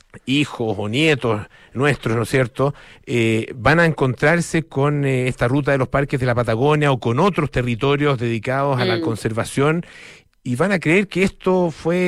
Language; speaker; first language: Spanish; native; Spanish